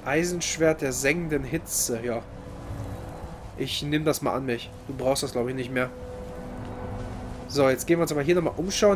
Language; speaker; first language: German; native; German